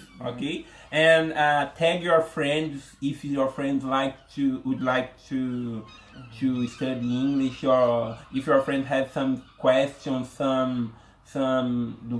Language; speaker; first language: English; non-native, learner; Portuguese